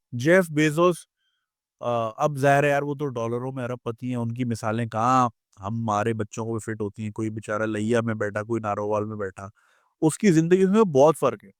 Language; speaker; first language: Urdu; native; Urdu